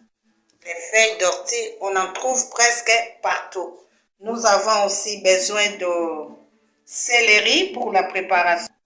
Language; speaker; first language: French; non-native, local second language; Lingala